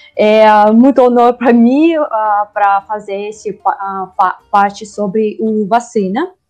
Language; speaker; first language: Portuguese; non-native, learner; Russian